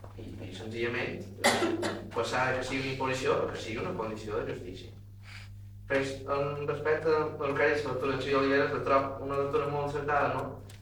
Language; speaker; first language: Catalan; non-native, fluent; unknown